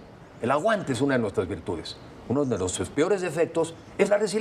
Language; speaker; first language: Spanish; native; Spanish